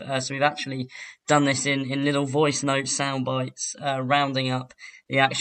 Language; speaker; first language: English; native; English